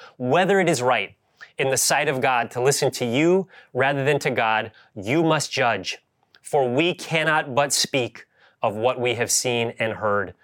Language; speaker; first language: English; native; English